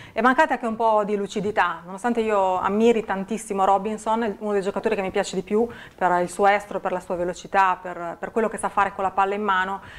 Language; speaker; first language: Italian; native; Italian